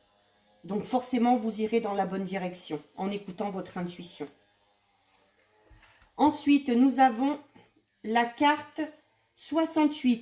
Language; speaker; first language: French; native; French